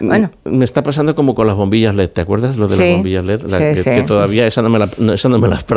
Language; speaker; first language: Spanish; native; Spanish